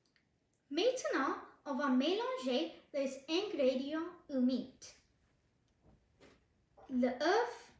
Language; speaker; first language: French; non-native, learner; Tamil